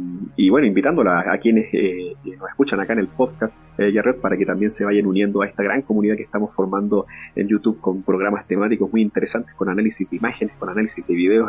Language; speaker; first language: Spanish; native; Spanish